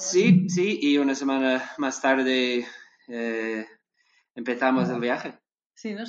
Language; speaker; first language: Spanish; non-native, learner; English